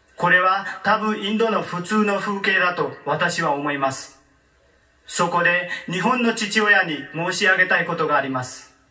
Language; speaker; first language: Japanese; non-native, learner; Marathi